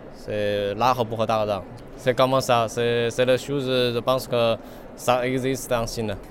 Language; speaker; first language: French; non-native, learner; Chinese